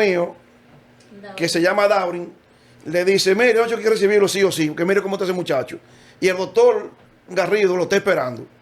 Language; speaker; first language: Spanish; native; Spanish